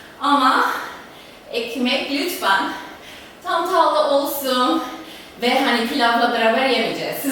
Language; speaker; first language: Turkish; non-native, fluent; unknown